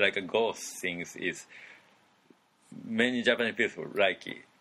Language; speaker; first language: English; non-native, learner; Japanese